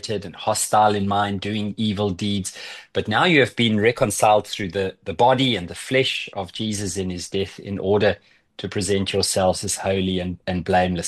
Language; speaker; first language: English; native; English